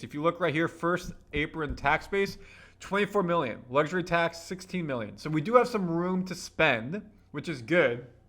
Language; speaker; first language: English; native; English